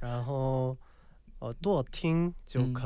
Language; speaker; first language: Chinese; non-native, learner; Korean